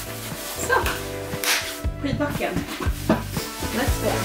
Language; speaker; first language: Swedish; native; Swedish